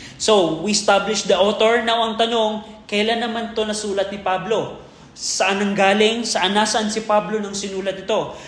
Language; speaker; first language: Filipino; native; Filipino